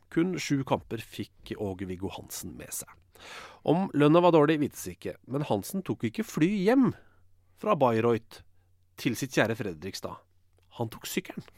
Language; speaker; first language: Norwegian; native; Norwegian